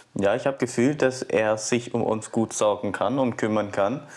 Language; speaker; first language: German; early bilingual, other home language; Thai